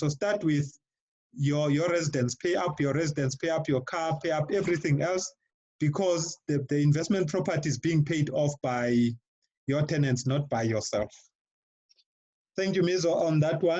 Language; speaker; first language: English; non-native, local second language; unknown